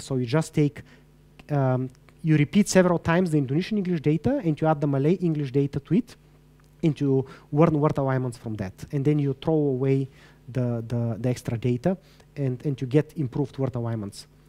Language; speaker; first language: English; non-native, fluent; Bulgarian